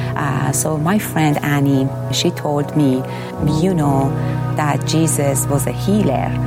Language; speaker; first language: English; non-native, fluent; Persian